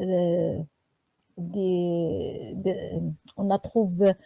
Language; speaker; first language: French; non-native, learner; Arabic